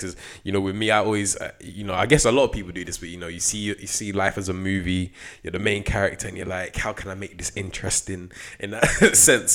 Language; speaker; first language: English; native; English